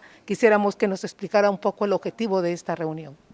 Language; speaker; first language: Spanish; native; Spanish